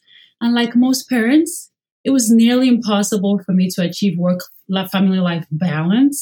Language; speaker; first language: English; non-native, local second language; Yoruba